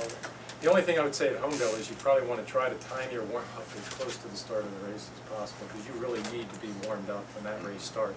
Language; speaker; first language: English; native; English